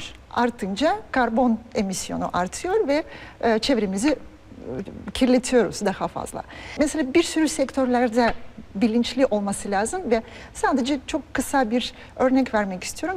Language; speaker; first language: Turkish; non-native, fluent; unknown